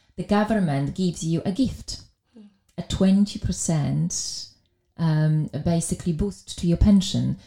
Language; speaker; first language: English; non-native, fluent; Polish